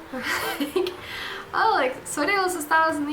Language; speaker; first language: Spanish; non-native, learner; English